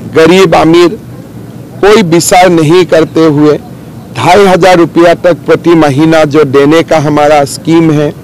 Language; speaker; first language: Hindi; non-native, local second language; Assamese